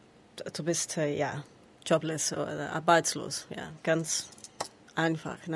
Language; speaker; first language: German; non-native, learner; Spanish